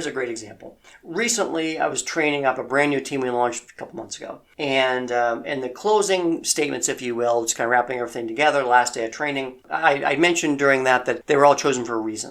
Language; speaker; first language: English; native; English